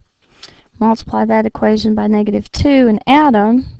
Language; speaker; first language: English; native; English